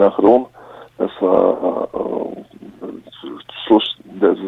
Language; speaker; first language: German; early bilingual, other home language; Bosnian